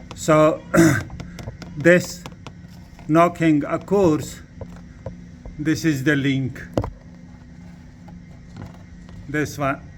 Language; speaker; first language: English; non-native, fluent; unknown